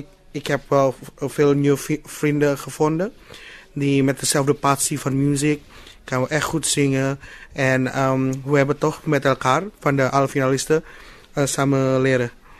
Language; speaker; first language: Dutch; non-native, learner; Indonesian